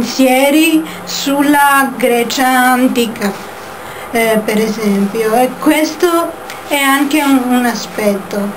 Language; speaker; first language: Italian; non-native, fluent; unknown